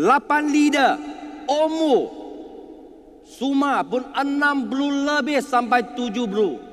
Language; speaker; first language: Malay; non-native, learner; Chinese